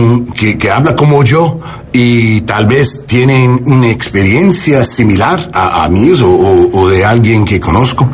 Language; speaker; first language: Spanish; non-native, learner; English